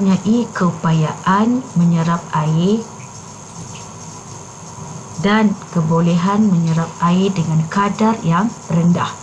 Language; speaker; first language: Malay; native; Malay